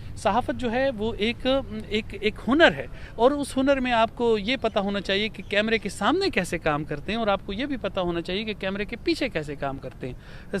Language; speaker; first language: Urdu; non-native, local second language; Pashto